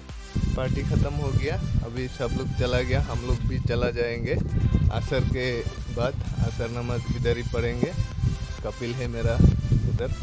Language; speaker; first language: Hindi; non-native, local second language; Assamese